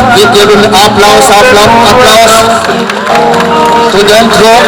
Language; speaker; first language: German; non-native, learner; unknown